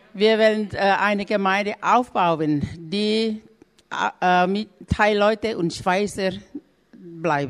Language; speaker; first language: German; non-native, learner; Thai